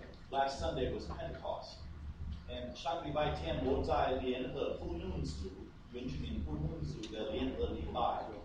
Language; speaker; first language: English; native; English